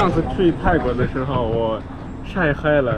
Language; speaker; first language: Chinese; non-native, learner; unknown